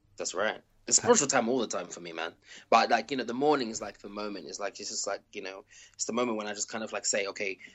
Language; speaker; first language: English; early bilingual, other home language; Shona